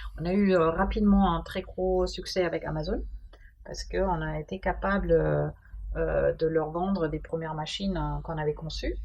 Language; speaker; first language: French; non-native, fluent; German